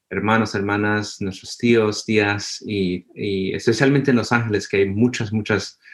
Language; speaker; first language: Spanish; early bilingual, heritage; Spanish